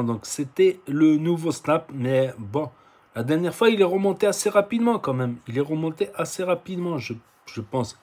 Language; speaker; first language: French; native; French